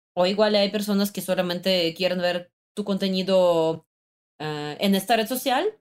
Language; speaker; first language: Spanish; non-native, fluent; Russian